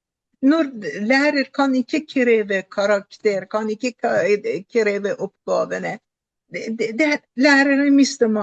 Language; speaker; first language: Norwegian; non-native, fluent; Persian